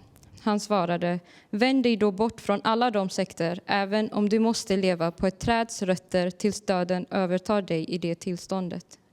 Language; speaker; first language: Swedish; early bilingual, other home language; Urdu